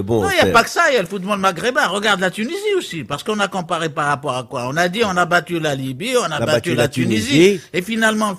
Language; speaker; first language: French; non-native, local second language; Arabic